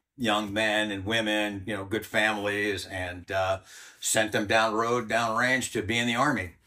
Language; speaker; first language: English; native; English